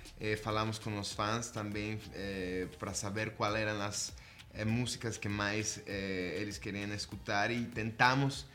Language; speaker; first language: Portuguese; non-native, fluent; Spanish